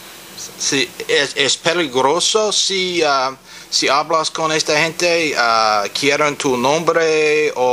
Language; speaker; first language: Spanish; non-native, learner; English